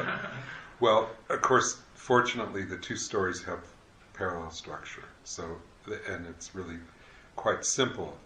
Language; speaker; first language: English; native; English